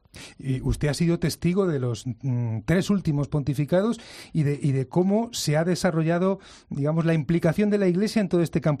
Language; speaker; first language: Spanish; native; Spanish